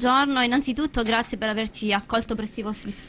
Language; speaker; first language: Italian; native; Italian